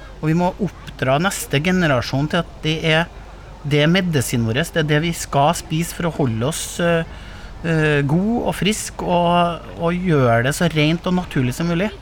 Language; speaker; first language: Norwegian; native; Norwegian